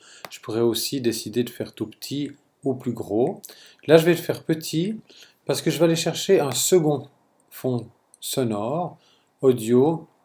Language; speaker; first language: French; native; French